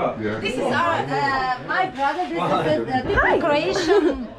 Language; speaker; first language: English; non-native, learner; Croatian